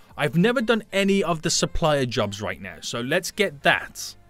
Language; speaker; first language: English; native; English